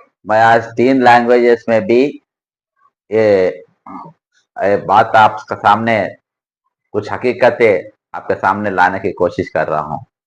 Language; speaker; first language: Hindi; non-native, local second language; Telugu